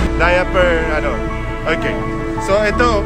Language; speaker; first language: Filipino; non-native, learner; Arabic